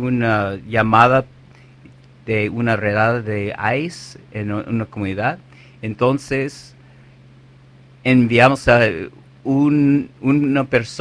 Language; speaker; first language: Spanish; non-native, fluent; English